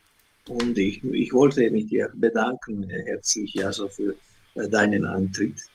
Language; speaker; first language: German; non-native, learner; Slovak